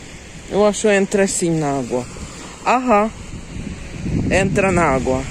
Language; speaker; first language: Portuguese; non-native, fluent; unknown